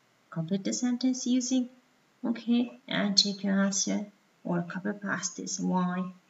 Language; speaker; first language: English; non-native, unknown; Mongolian